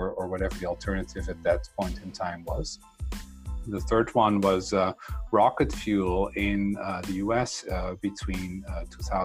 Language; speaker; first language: English; non-native, fluent; Dutch